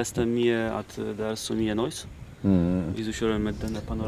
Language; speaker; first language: Swedish; non-native, learner; Polish